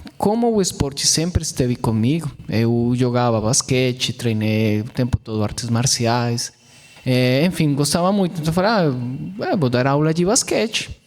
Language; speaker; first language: Portuguese; non-native, fluent; Spanish